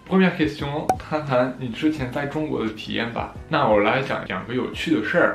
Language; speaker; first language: Chinese; non-native, fluent; French